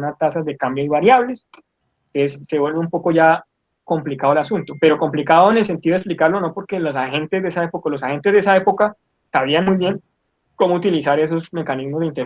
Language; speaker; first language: Spanish; native; Spanish